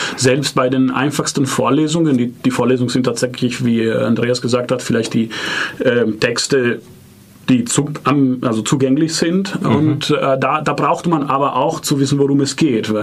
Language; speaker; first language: German; non-native, fluent; Italian